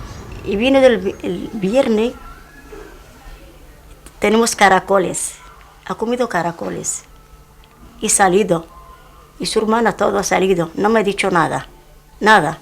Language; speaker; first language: Spanish; non-native, learner; Arabic